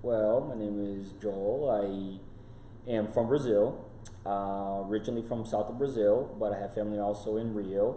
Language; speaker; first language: English; non-native, fluent; Portuguese